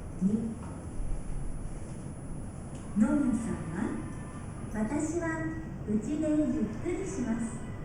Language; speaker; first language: Japanese; non-native, learner; Indonesian